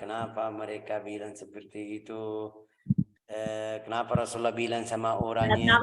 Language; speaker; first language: Indonesian; non-native, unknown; Arabic